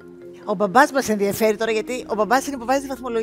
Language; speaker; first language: Greek; native; Greek